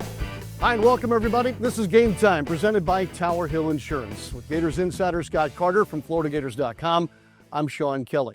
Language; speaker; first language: English; native; English